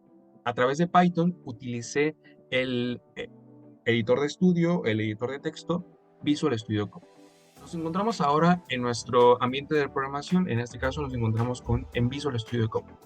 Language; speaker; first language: Spanish; native; Spanish